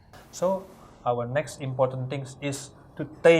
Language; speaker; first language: English; non-native, fluent; Indonesian